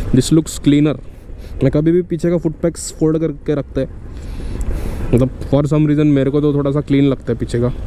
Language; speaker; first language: Hindi; non-native, local second language; Odia